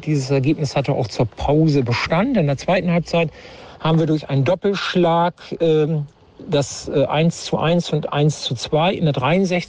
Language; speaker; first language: German; native; German